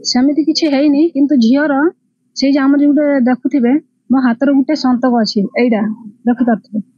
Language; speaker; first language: Odia; non-native, local second language; Santali